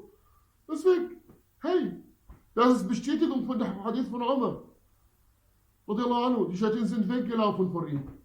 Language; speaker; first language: German; non-native, fluent; Arabic